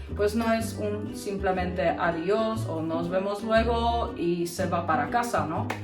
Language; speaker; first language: Spanish; non-native, fluent; Czech